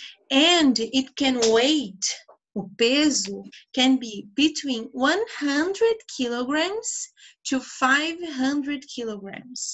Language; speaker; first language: English; non-native, fluent; Portuguese